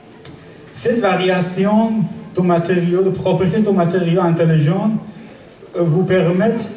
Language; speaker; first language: French; non-native, learner; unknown